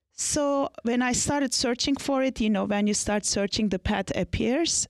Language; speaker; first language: English; non-native, fluent; Turkish